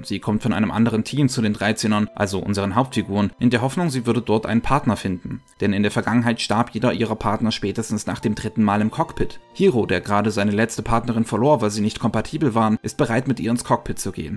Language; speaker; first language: German; native; German